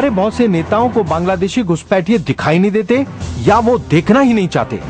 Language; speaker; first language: Hindi; native; Hindi